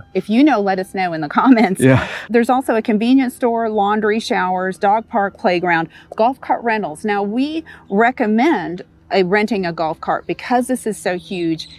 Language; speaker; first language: English; native; English